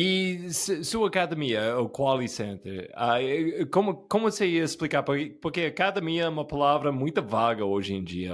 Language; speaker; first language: Portuguese; non-native, fluent; English